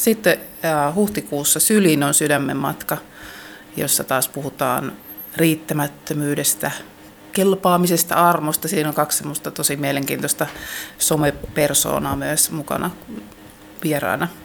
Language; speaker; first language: Finnish; native; Finnish